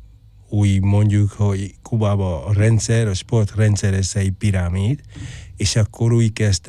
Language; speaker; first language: Hungarian; non-native, fluent; Spanish